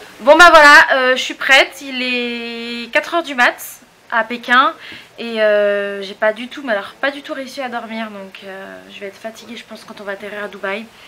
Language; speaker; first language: French; native; French